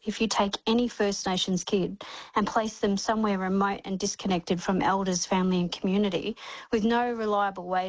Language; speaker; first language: English; native; English